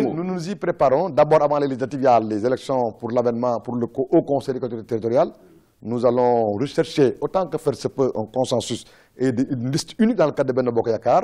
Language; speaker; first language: French; non-native, local second language; Wolof